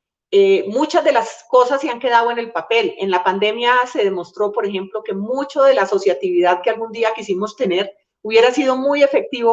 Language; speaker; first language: Spanish; native; Spanish